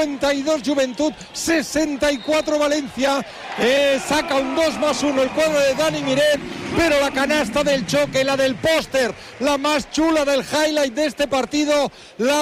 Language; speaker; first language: Spanish; native; Spanish